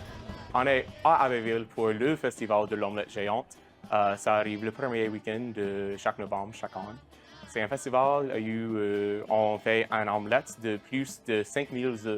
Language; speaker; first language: French; non-native, local second language; English